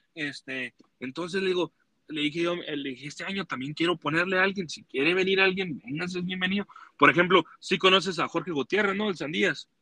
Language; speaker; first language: Spanish; early bilingual, heritage; Spanish